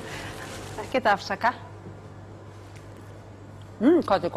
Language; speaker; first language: Icelandic; non-native, learner; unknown